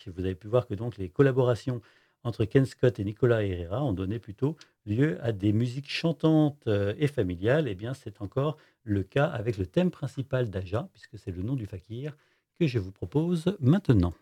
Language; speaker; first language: French; native; French